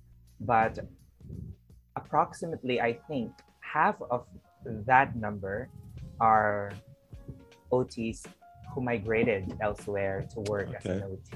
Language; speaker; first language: English; non-native, local second language; Filipino